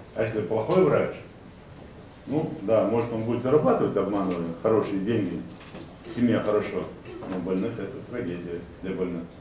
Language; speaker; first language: Russian; non-native, local second language; Ingush